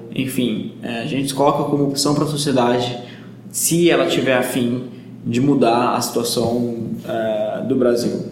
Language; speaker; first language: Portuguese; native; Portuguese